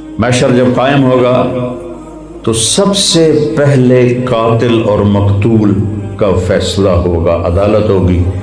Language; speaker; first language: Urdu; non-native, local second language; Punjabi